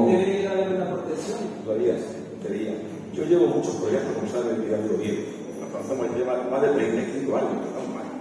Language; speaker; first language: Spanish; native; Spanish